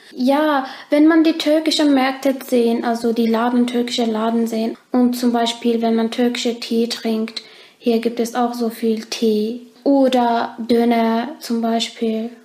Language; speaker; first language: German; non-native, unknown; Turkish